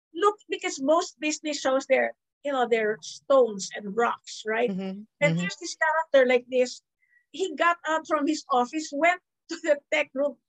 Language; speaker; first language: English; non-native, local second language; Filipino